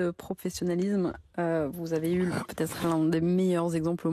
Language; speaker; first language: French; native; French